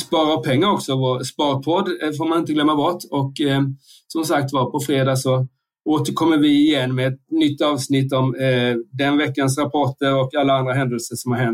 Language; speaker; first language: Swedish; native; Swedish